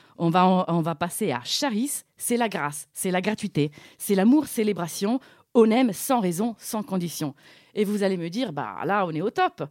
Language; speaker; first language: French; non-native, fluent; Italian